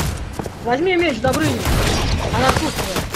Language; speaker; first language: Russian; native; Russian